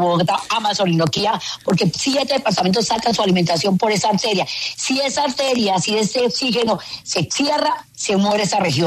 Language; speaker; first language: Spanish; native; Spanish